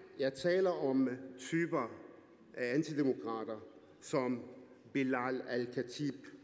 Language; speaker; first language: Danish; early bilingual, other home language; Arabic